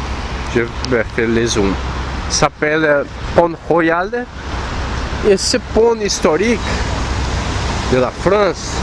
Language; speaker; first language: French; non-native, learner; Portuguese